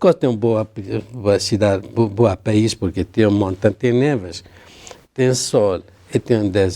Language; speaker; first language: Portuguese; non-native, learner; Arabic